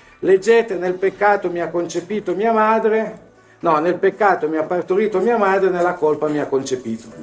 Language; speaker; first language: Italian; native; Italian